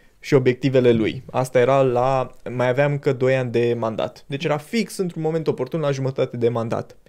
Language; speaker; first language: Romanian; native; Romanian